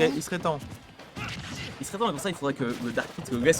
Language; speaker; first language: French; native; French